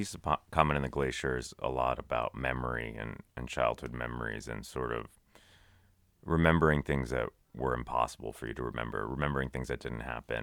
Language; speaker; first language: English; native; English